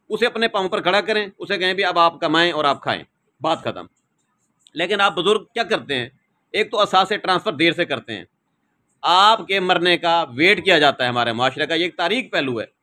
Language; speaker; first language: Urdu; non-native, local second language; Saraiki